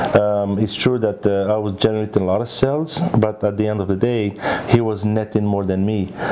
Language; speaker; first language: English; early bilingual, other home language; Arabic